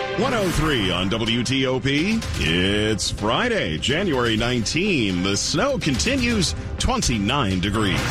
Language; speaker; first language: English; native; English